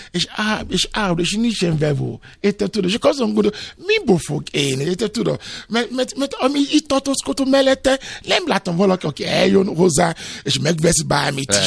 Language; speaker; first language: Hungarian; non-native, learner; Yoruba